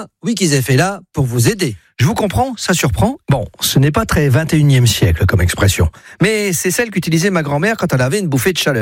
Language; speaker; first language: French; native; French